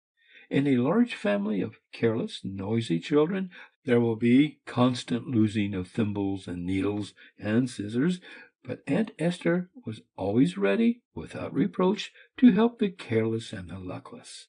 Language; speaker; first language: English; native; English